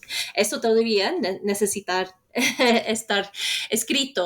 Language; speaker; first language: Spanish; non-native, fluent; English